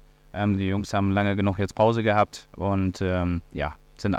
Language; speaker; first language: German; native; German